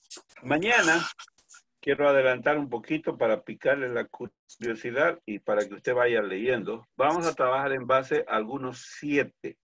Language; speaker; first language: Spanish; native; Spanish